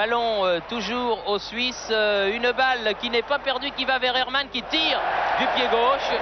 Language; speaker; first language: French; native; French